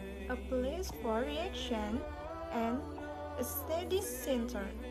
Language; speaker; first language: English; non-native, learner; Indonesian